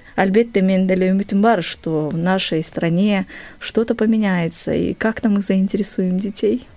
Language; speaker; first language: Russian; non-native, local second language; Kyrgyz